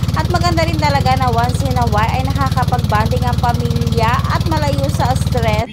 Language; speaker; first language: Filipino; non-native, local second language; Cebuano